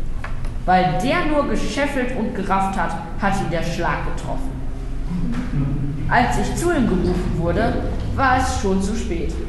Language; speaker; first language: German; native; German